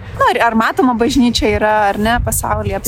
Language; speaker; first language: Lithuanian; native; Lithuanian